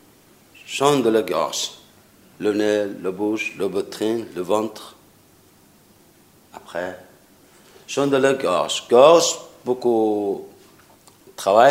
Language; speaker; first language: French; non-native, learner; Mongolian